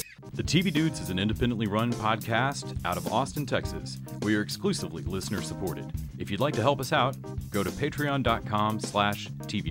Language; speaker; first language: English; native; English